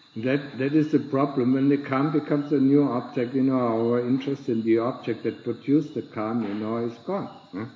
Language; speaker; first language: English; non-native, fluent; German